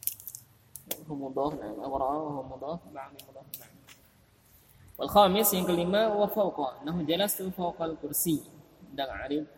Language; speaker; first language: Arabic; non-native, fluent; Indonesian